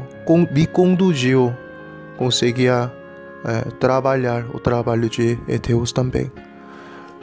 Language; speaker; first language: Portuguese; non-native, learner; Korean